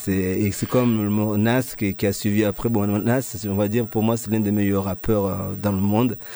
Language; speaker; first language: French; early bilingual, other home language; Ngazidja Comorian